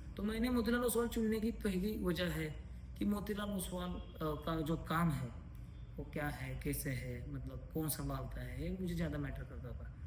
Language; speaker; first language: Hindi; non-native, local second language; Marathi